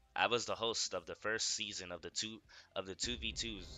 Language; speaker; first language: English; native; English